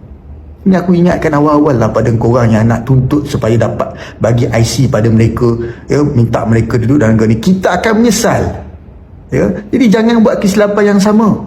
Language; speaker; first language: Malay; native; Malay